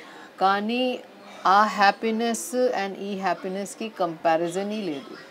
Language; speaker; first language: Telugu; non-native, learner; Hindi